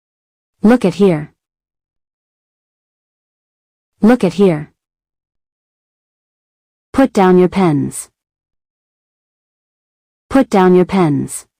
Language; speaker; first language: English; non-native, fluent; Arabic